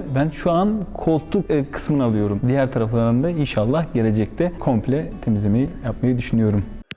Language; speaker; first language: Turkish; native; Turkish